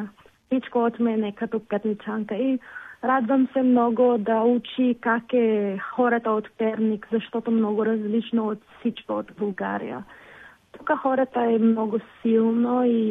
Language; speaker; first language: Bulgarian; non-native, learner; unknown